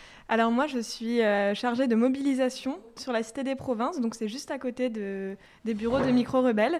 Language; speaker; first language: French; native; French